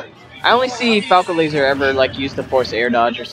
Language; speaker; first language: English; native; English